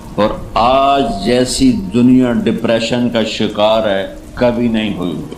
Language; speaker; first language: Urdu; non-native, local second language; Punjabi